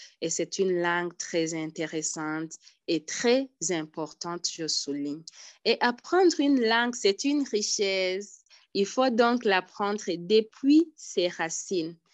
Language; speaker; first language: French; non-native, local second language; Rundi